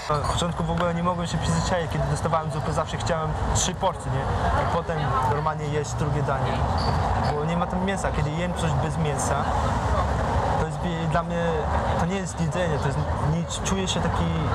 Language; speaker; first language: Polish; non-native, fluent; Mongolian